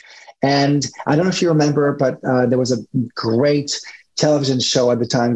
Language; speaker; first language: English; non-native, fluent; French